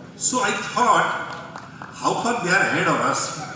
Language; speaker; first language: English; non-native, local second language; Bangla